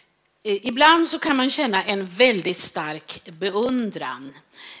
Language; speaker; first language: Swedish; native; Swedish